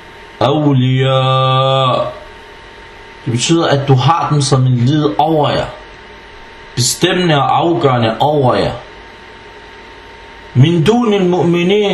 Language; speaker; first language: Danish; non-native, fluent; Arabic